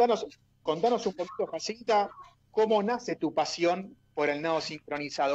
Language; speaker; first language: Spanish; native; Spanish